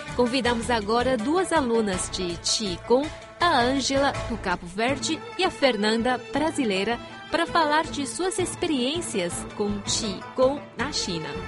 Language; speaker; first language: Portuguese; non-native, fluent; Chinese